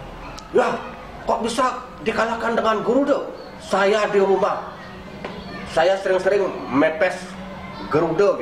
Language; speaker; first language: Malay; non-native, local second language; Balinese